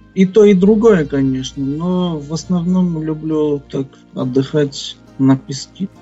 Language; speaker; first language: Russian; non-native, fluent; Armenian